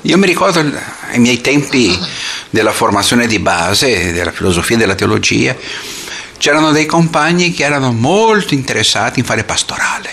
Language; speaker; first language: Italian; non-native, fluent; Portuguese